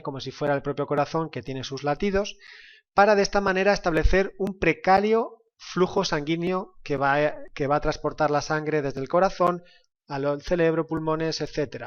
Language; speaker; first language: Spanish; native; Spanish